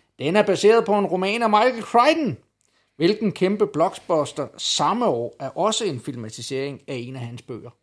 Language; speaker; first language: Danish; native; Danish